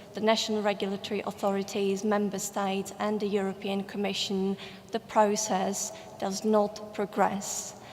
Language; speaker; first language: English; non-native, fluent; Czech